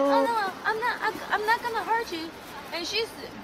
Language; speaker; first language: English; non-native, learner; Korean